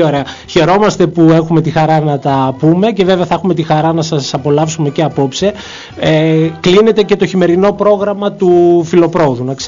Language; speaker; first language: Greek; native; Greek